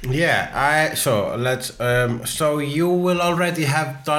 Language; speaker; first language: English; non-native, fluent; Icelandic